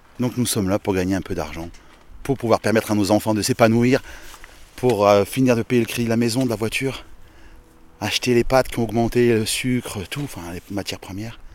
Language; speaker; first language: French; native; French